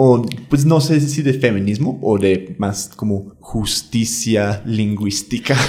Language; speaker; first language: Spanish; non-native, fluent; English